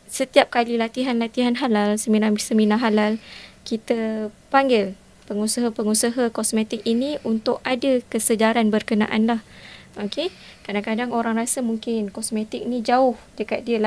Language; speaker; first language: Malay; native; Malay